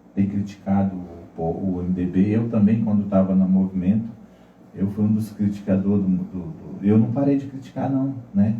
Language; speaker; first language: Portuguese; non-native, local second language; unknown